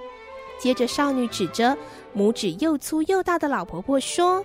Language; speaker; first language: Chinese; native; Chinese